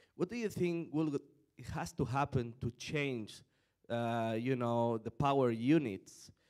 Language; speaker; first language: English; non-native, fluent; Spanish